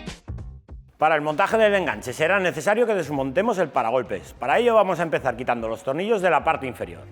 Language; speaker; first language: Spanish; native; Spanish